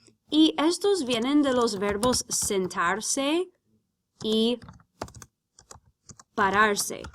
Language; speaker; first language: Spanish; non-native, fluent; English